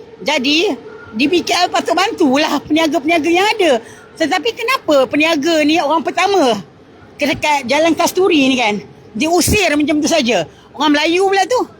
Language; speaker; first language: Malay; native; Malay